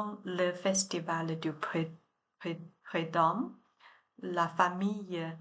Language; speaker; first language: French; non-native, learner; Chinese